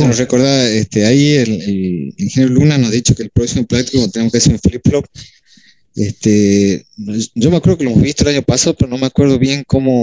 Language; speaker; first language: Spanish; native; Spanish